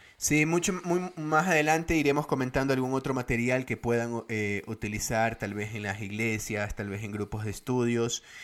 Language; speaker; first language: Spanish; native; Spanish